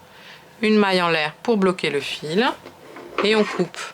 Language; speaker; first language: French; native; French